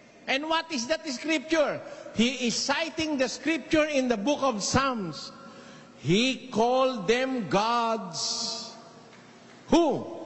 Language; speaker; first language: English; non-native, local second language; Filipino